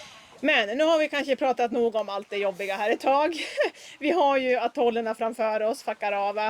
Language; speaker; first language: Swedish; native; Swedish